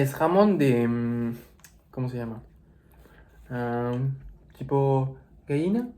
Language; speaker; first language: Spanish; non-native, learner; French